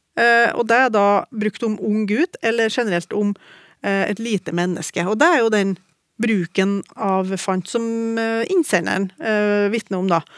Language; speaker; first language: Norwegian; native; Norwegian